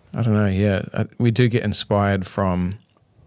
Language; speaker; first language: English; native; English